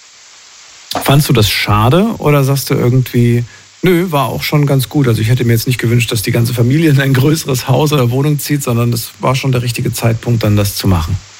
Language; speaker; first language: German; native; German